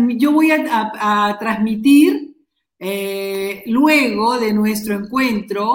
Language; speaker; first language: Spanish; native; Spanish